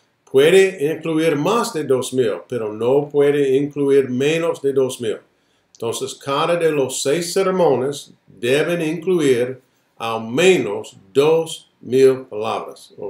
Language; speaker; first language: Spanish; non-native, fluent; English